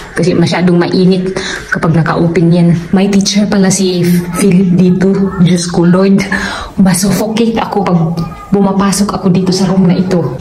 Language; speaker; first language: Filipino; native; Filipino